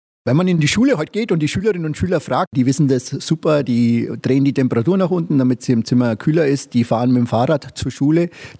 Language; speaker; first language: German; native; German